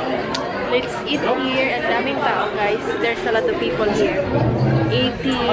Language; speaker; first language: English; non-native, local second language; Filipino